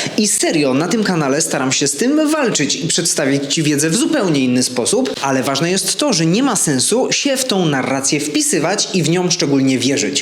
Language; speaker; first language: Polish; native; Polish